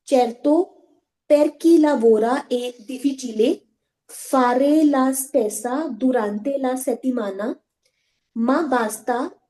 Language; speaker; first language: Italian; non-native, learner; Hindi